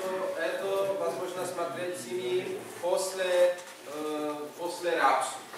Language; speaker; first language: Russian; non-native, learner; Czech